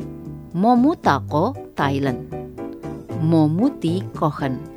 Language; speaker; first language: German; non-native, fluent; Indonesian